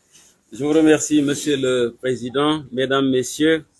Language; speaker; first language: French; non-native, local second language; Wolof